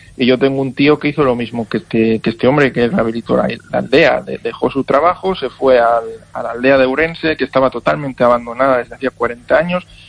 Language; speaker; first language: Spanish; native; Spanish